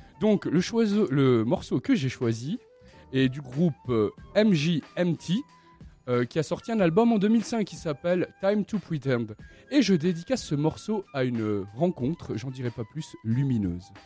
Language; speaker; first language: French; native; French